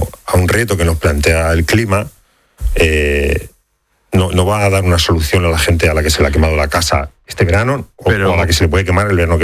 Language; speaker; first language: Spanish; native; Spanish